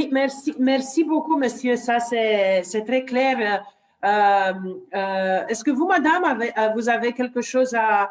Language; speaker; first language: French; non-native, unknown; Romanian